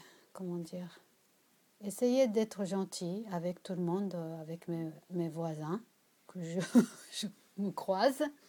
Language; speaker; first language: French; non-native, learner; Japanese